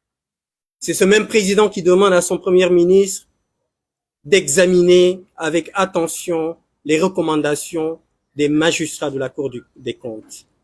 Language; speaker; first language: French; non-native, local second language; Wolof